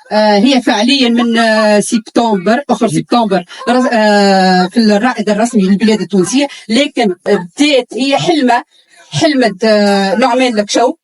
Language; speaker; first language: Arabic; native; Arabic